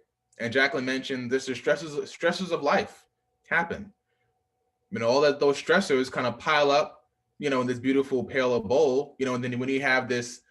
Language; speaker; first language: English; native; English